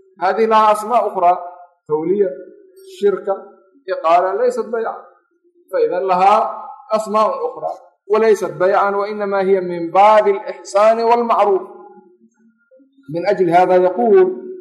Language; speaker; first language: Arabic; non-native, local second language; Somali